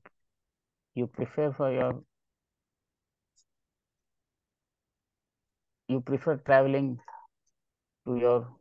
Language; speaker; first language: English; non-native, learner; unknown